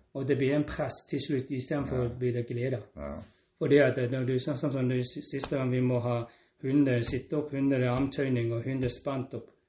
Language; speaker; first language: Norwegian; non-native, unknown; Cantonese